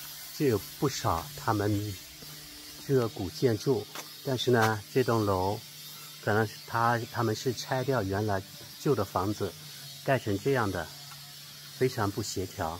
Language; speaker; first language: Chinese; native; Chinese